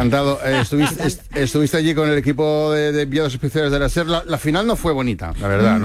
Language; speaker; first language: Spanish; native; Spanish